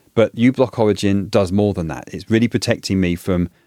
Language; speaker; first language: English; native; English